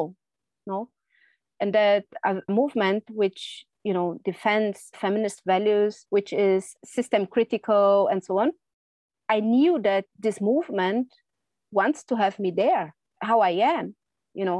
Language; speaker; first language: English; non-native, fluent; Portuguese